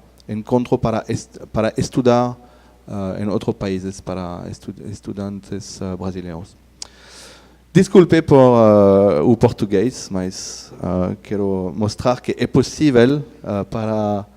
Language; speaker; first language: Portuguese; non-native, learner; French